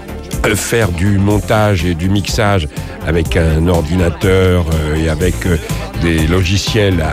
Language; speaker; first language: French; native; French